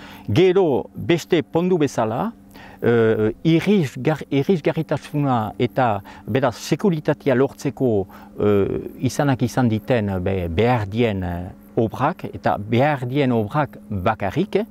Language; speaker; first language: Basque; native; Basque